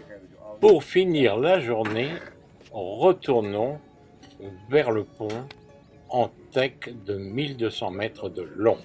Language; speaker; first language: French; native; French